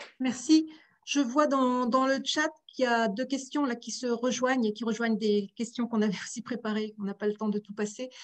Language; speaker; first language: French; native; French